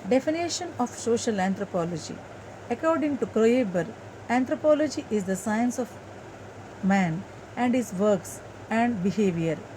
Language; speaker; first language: English; non-native, local second language; Kannada